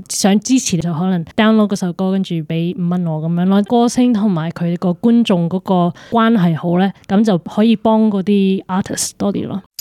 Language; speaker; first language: Cantonese; early bilingual, heritage; Cantonese